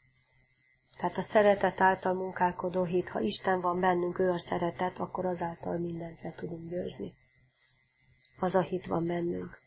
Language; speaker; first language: Hungarian; native; Hungarian